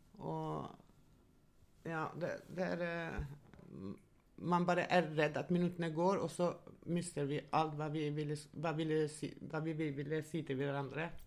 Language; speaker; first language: Norwegian; non-native, fluent; Albanian